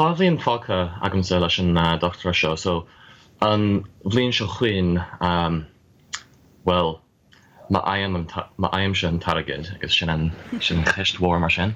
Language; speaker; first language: Irish; non-native, fluent; English